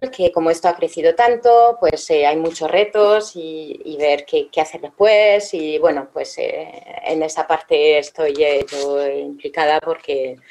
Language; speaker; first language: Spanish; non-native, fluent; French